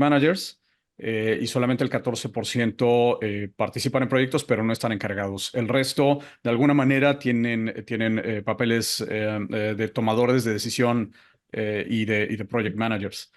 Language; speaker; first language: Spanish; native; Spanish